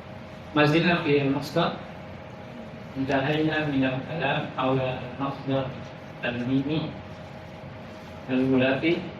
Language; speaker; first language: Arabic; non-native, fluent; Malay